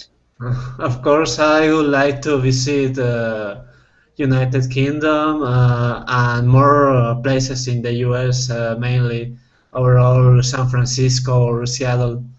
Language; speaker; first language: English; non-native, fluent; Spanish